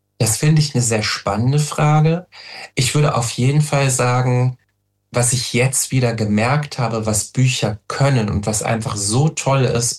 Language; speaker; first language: German; native; German